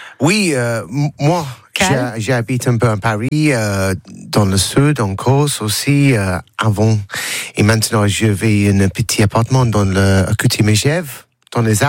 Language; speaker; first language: French; non-native, learner; English